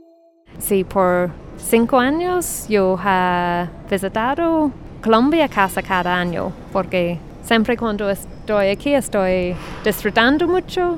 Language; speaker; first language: Spanish; non-native, fluent; English